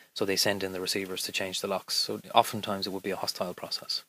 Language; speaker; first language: English; native; English